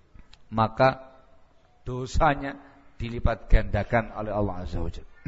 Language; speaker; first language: Indonesian; native; Indonesian